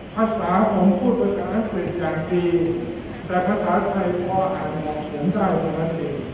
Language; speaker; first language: Thai; native; Thai